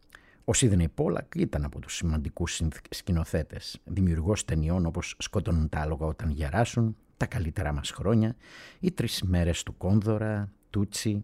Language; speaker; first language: Greek; native; Greek